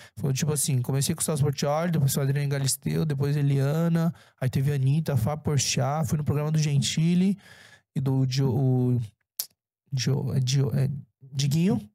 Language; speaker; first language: Portuguese; early bilingual, other home language; Korean